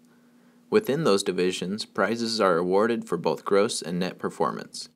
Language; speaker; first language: English; native; English